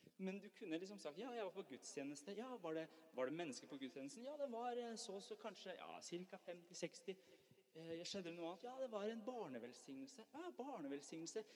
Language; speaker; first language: Norwegian; early bilingual, other home language; Persian